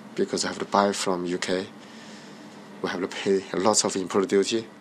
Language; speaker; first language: English; non-native, learner; Chinese